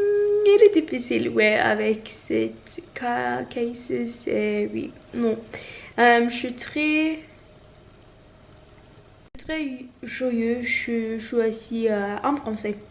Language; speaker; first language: French; non-native, learner; Norwegian